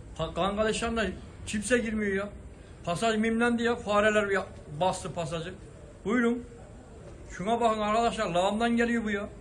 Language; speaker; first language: Turkish; native; Turkish